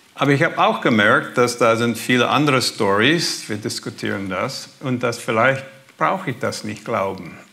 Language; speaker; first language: German; early bilingual, heritage; German